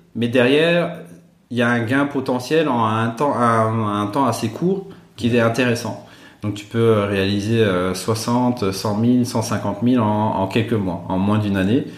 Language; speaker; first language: French; non-native, local second language; Malagasy